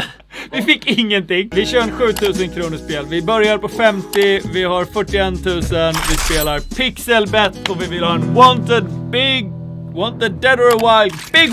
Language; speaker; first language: Swedish; native; Swedish